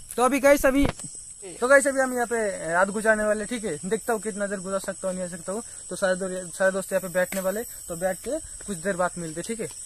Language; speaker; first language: Hindi; non-native, local second language; Bangla